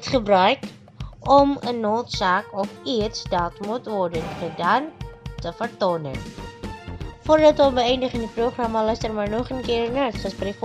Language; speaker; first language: Dutch; non-native, fluent; Indonesian